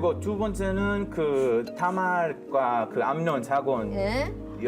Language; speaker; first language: Korean; non-native, fluent; Hebrew